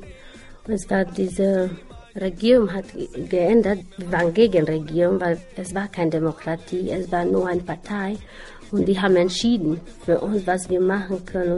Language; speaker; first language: German; non-native, learner; Albanian